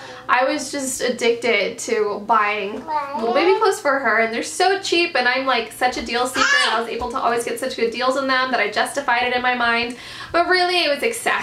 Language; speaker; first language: English; native; English